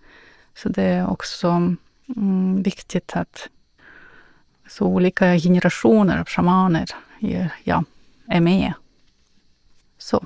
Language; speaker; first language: Swedish; non-native, fluent; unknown